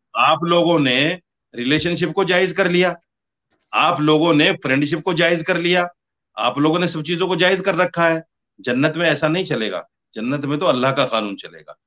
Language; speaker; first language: Hindi; native; Hindi